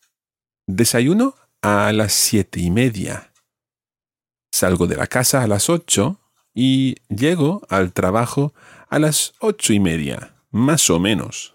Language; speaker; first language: Spanish; non-native, fluent; English